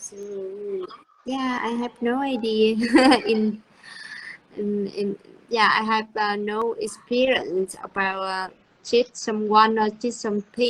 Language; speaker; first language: English; non-native, learner; Vietnamese